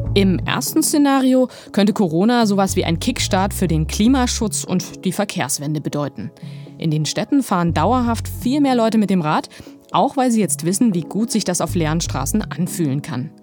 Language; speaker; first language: German; native; German